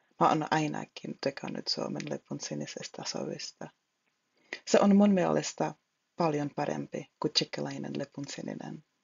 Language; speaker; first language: Finnish; non-native, fluent; Czech